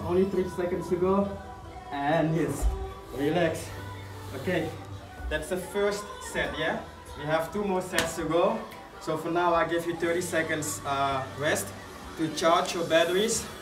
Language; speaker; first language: English; non-native, fluent; Dutch